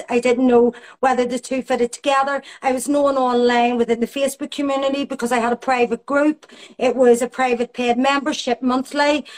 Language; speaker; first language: English; native; English